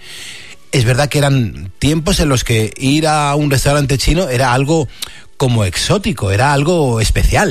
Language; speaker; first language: Spanish; native; Spanish